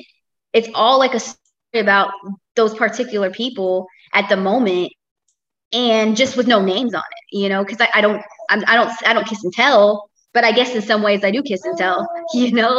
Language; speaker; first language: English; native; English